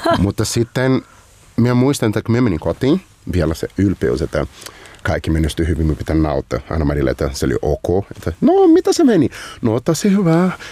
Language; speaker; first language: Finnish; non-native, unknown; Portuguese